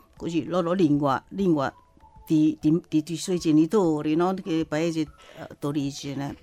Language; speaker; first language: Italian; non-native, learner; Chinese